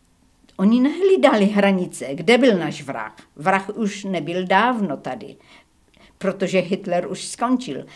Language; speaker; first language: Czech; early bilingual, heritage; Czech